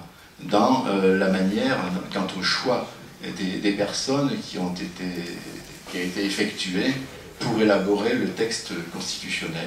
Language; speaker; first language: French; native; French